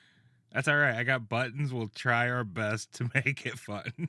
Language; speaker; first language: English; native; English